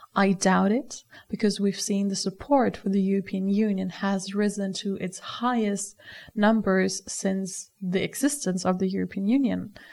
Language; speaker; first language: English; non-native, fluent; German